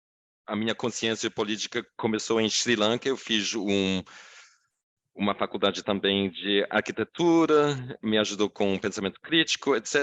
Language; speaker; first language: Portuguese; non-native, fluent; English